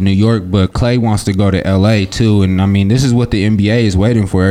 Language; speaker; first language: English; native; English